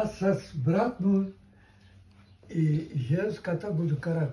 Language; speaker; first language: Bulgarian; non-native, local second language; Turkish